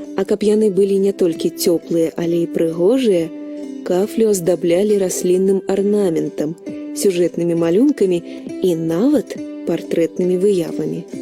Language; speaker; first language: Belarusian; native; Belarusian